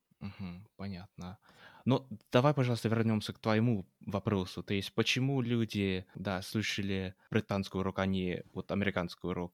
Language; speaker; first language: Russian; non-native, fluent; English